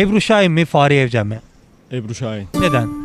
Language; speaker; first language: Turkish; native; Turkish